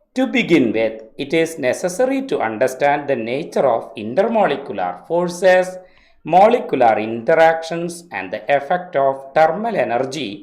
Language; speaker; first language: English; non-native, local second language; Malayalam